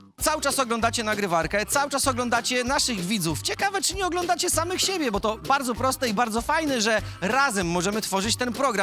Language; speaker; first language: Polish; native; Polish